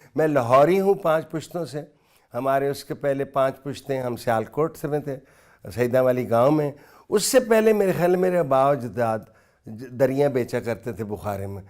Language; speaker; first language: Urdu; non-native, local second language; Punjabi